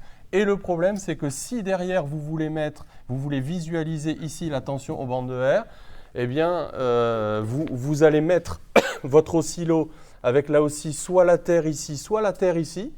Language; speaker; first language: French; native; French